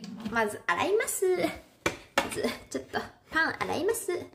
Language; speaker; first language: Japanese; native; Japanese